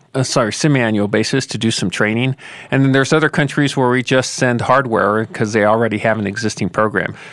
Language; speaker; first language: English; native; English